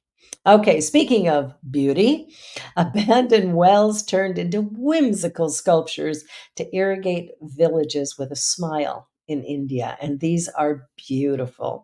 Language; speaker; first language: English; native; English